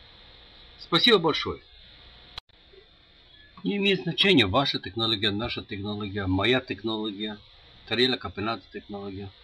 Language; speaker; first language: Russian; non-native, learner; English